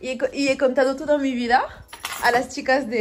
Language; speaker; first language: Spanish; non-native, fluent; French